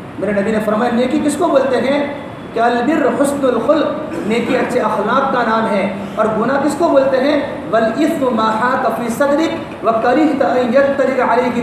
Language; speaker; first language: Urdu; non-native, local second language; Gujarati